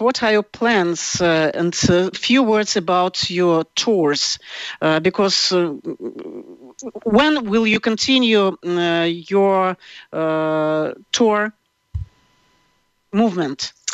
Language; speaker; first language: English; non-native, learner; Russian